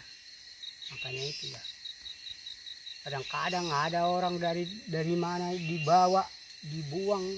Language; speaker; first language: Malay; non-native, local second language; Batak Toba